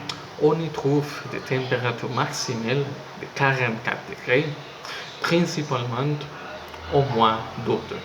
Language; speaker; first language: French; non-native, learner; Spanish